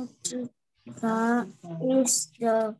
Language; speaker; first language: English; non-native, learner; Indonesian